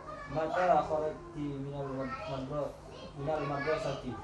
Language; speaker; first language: Arabic; non-native, learner; Indonesian